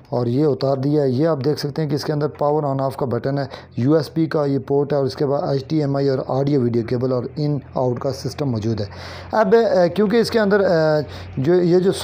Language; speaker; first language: Urdu; non-native, local second language; Kashmiri